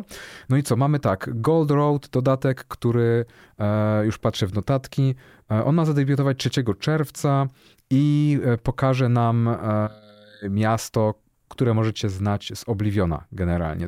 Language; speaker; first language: Polish; native; Polish